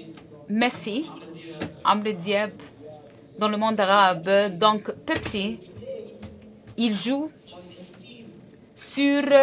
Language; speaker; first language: French; non-native, local second language; Arabic